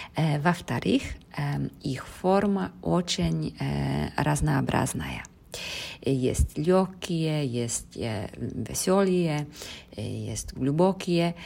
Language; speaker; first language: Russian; non-native, learner; Polish